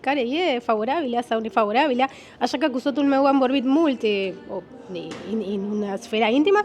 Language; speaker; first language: Romanian; non-native, learner; Spanish